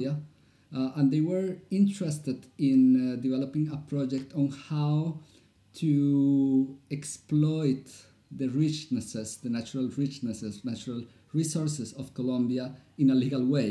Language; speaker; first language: English; non-native, fluent; Spanish